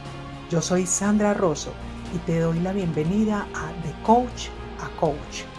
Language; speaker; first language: Spanish; native; Spanish